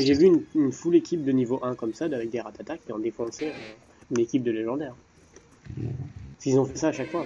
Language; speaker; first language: French; native; French